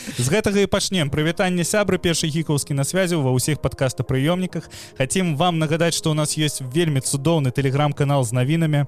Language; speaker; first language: Belarusian; non-native, local second language; Russian